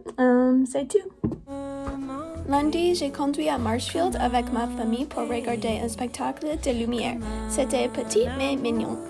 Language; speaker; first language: French; non-native, learner; English